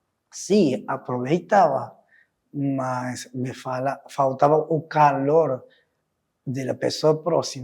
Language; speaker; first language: Portuguese; non-native, fluent; Spanish